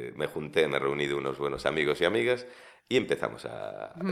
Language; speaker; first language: Spanish; native; Spanish